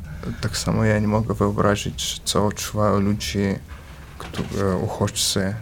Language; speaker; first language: Polish; early bilingual, other home language; Ukrainian